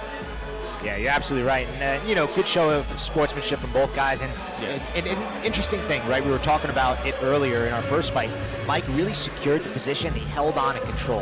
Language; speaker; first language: English; native; English